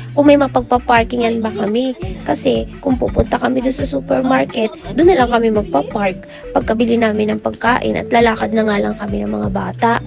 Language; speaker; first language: Filipino; native; Filipino